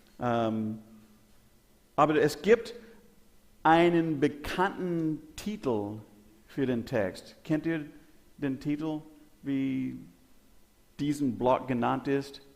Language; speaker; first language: German; non-native, learner; English